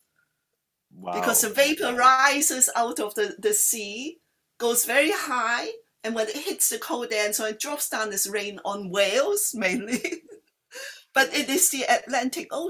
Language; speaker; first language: English; non-native, local second language; Cantonese